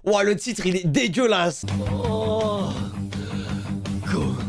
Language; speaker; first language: French; native; French